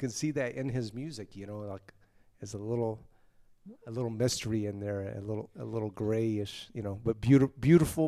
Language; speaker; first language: English; native; English